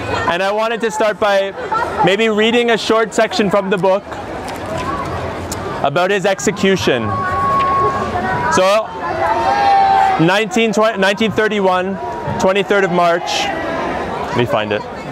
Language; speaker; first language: English; native; English